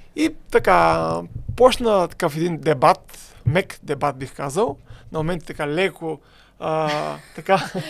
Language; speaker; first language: Bulgarian; native; Bulgarian